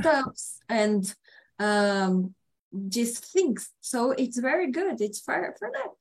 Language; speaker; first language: English; non-native, learner; Portuguese